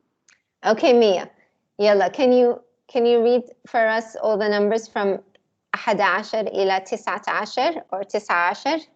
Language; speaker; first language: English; non-native, fluent; Arabic